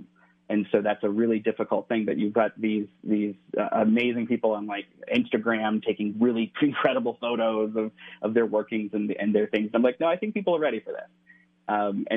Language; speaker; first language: English; native; English